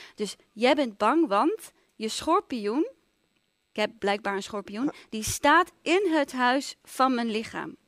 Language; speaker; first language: Dutch; native; Dutch